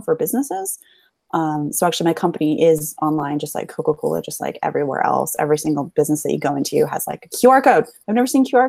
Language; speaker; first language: English; native; English